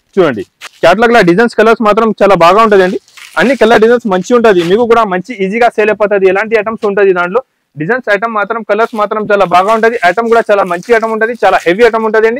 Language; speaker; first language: Telugu; non-native, local second language; Urdu